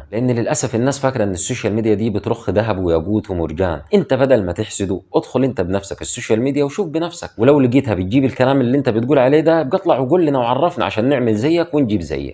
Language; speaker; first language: Arabic; native; Arabic